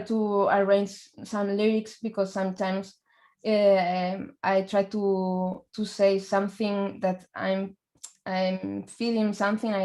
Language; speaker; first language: English; non-native, learner; Spanish